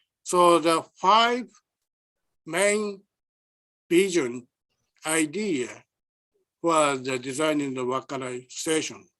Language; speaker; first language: English; non-native, learner; Japanese